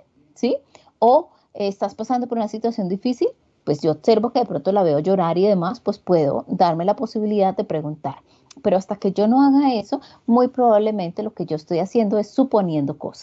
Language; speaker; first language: Spanish; native; Spanish